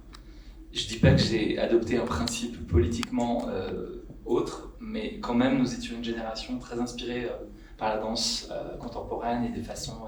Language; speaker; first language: French; native; French